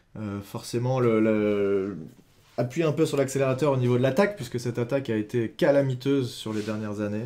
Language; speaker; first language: French; native; French